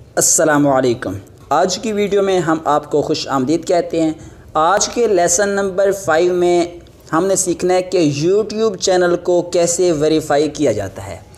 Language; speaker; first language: Urdu; non-native, local second language; Punjabi